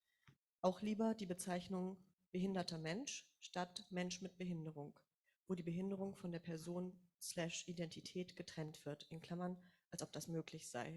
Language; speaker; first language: German; native; German